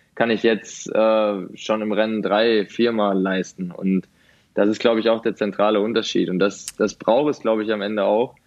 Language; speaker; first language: German; native; German